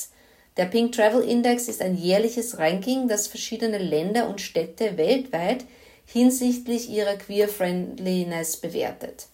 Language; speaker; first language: German; native; German